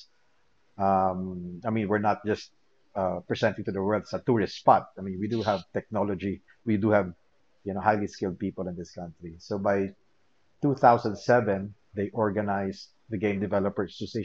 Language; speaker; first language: English; non-native, local second language; Filipino